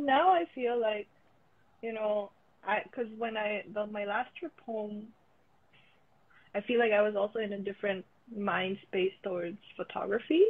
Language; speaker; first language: English; non-native, local second language; Filipino